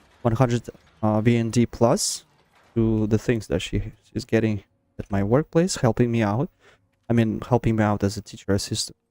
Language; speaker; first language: English; non-native, fluent; Russian